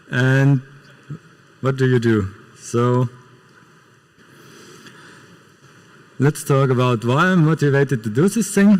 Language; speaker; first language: English; non-native, fluent; German